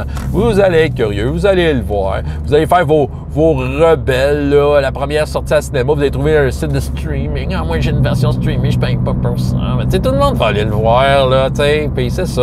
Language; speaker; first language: French; native; French